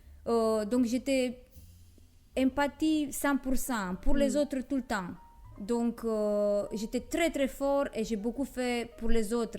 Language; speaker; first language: French; non-native, fluent; Romanian